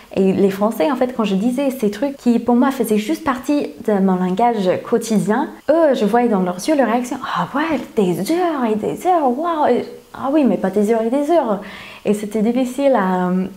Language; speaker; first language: French; non-native, fluent; English